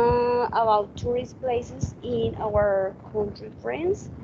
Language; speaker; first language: English; non-native, learner; Spanish